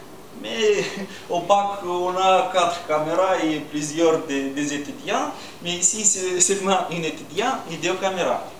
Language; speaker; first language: French; non-native, learner; Romanian